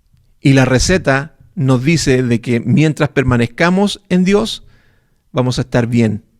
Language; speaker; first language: Spanish; native; Spanish